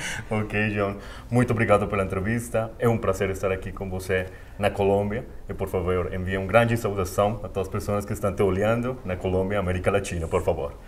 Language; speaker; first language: Portuguese; non-native, learner; Spanish